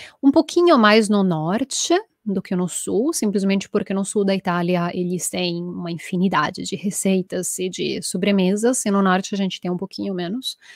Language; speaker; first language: Portuguese; non-native, fluent; Italian